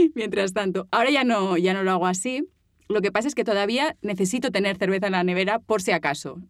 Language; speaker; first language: Spanish; native; Spanish